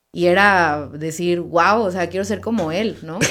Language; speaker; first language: Spanish; native; Spanish